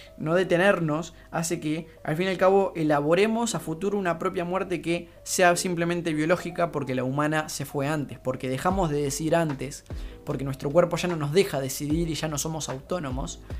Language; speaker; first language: Spanish; native; Spanish